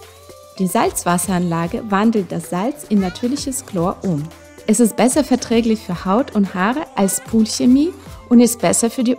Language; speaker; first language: German; non-native, fluent; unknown